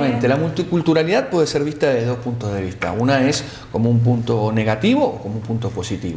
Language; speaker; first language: Spanish; native; Spanish